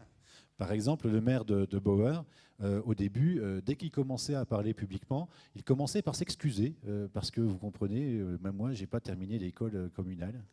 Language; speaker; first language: French; native; French